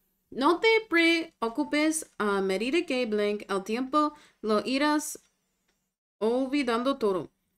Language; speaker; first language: Spanish; non-native, learner; English